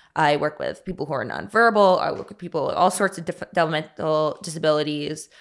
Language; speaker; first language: English; native; English